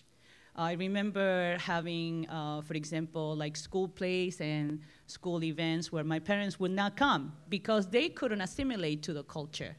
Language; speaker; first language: English; non-native, fluent; Spanish